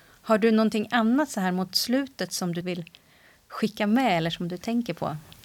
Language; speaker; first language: Swedish; native; Swedish